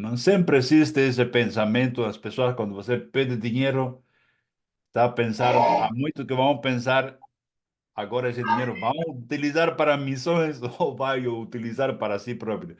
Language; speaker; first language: Portuguese; non-native, fluent; Spanish